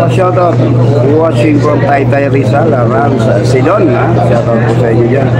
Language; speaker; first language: Filipino; non-native, local second language; Cebuano